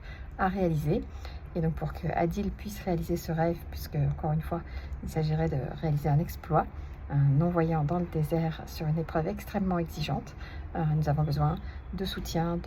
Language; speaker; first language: French; native; French